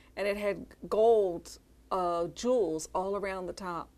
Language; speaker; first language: English; native; English